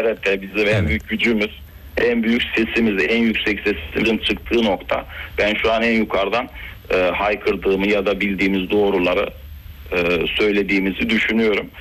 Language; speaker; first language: Turkish; native; Turkish